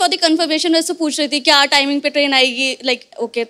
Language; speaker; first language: Hindi; native; Hindi